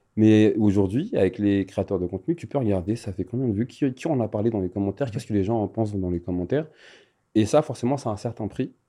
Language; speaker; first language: French; non-native, local second language; Malagasy